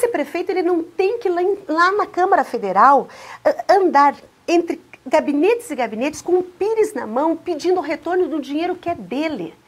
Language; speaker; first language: Portuguese; native; Portuguese